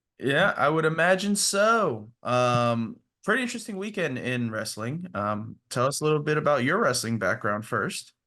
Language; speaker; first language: English; native; English